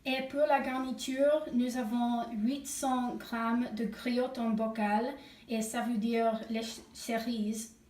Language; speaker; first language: French; non-native, learner; English